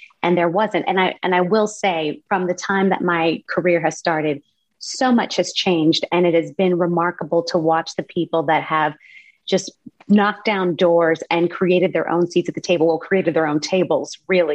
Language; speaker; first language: English; native; English